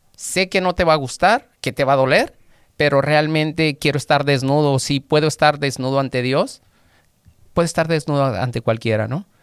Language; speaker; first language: Spanish; native; Spanish